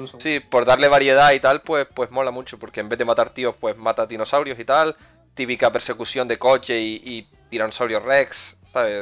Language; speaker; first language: Spanish; native; Spanish